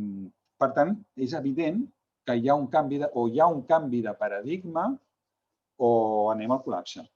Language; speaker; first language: Catalan; native; Catalan